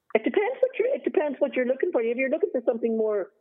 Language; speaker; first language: English; native; English